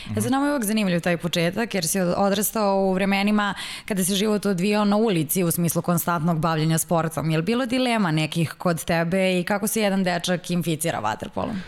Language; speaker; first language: Serbian; native; Serbian